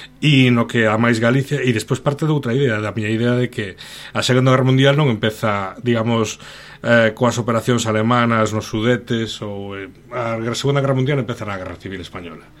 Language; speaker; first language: Galician; native; Galician